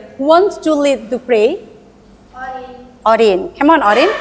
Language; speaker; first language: English; non-native, learner; Indonesian